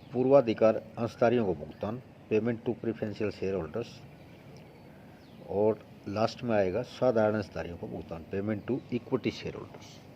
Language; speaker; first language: Hindi; native; Hindi